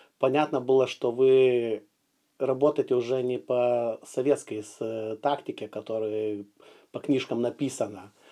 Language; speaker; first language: Russian; non-native, fluent; Lithuanian